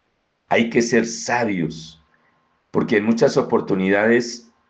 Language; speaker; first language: Spanish; native; Spanish